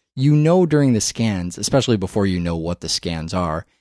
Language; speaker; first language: English; native; English